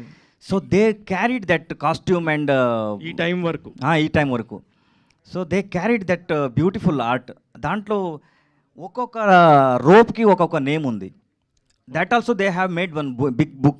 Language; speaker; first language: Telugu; non-native, learner; Kannada